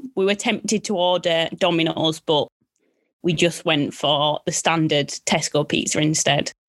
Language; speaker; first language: English; native; English